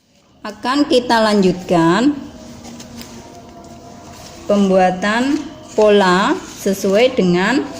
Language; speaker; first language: Indonesian; native; Indonesian